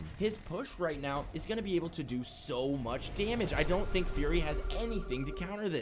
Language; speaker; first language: English; native; English